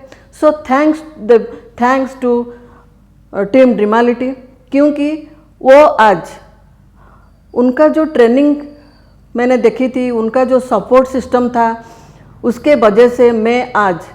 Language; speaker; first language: Hindi; non-native, local second language; Odia